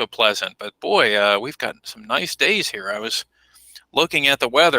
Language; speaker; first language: English; native; English